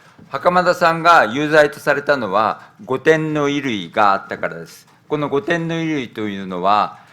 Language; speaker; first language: Japanese; native; Japanese